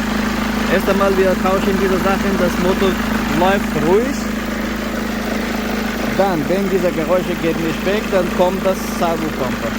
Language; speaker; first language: German; non-native, learner; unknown